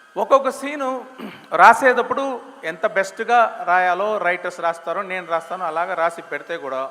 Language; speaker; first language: Telugu; non-native, local second language; Tamil